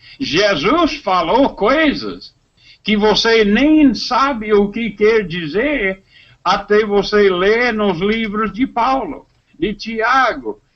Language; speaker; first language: Portuguese; non-native, fluent; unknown